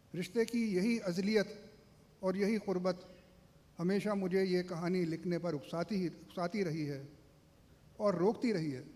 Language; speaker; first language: Urdu; native; Urdu